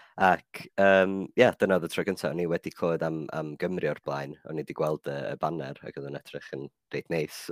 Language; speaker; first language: Welsh; non-native, fluent; Finnish